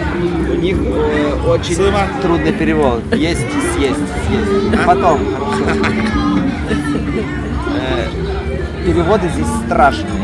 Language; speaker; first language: Russian; native; Russian